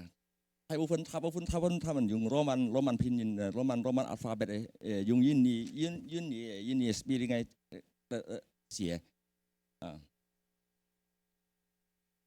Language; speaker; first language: Chinese; early bilingual, heritage; Hakka Chinese